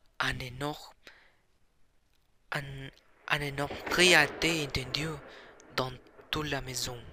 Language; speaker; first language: French; non-native, learner; Spanish